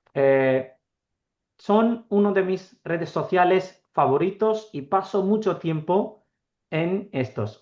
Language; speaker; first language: Spanish; non-native, fluent; Urdu